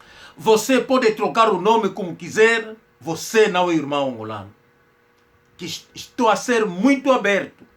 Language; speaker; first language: Portuguese; non-native, local second language; Kongo